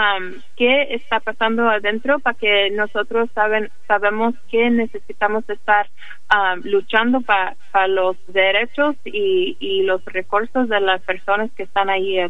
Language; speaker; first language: Spanish; early bilingual, heritage; English